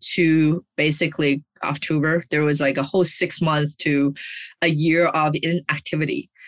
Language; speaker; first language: English; early bilingual, other home language; Chinese